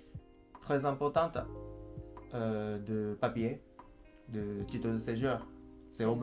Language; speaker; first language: French; non-native, learner; Japanese